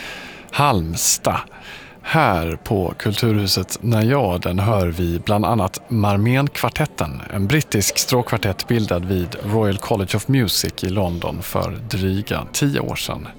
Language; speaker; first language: Swedish; native; Swedish